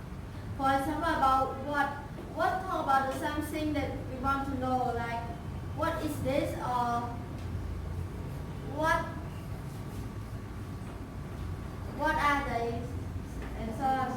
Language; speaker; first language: English; non-native, learner; Khmer